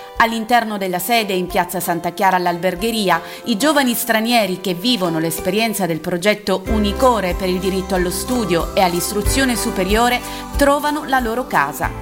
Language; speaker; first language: Italian; native; Italian